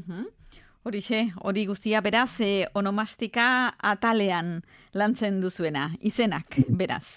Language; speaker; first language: Basque; native; Basque